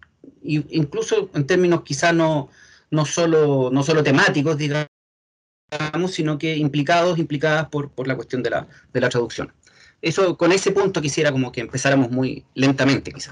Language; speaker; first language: Spanish; native; Spanish